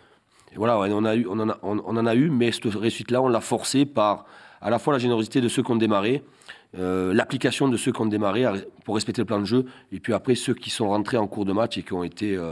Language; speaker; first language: French; native; French